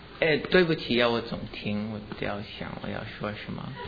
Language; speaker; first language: Chinese; early bilingual, heritage; English